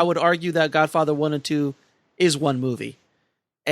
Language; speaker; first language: English; native; English